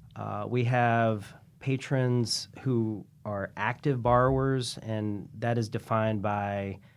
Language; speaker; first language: English; native; English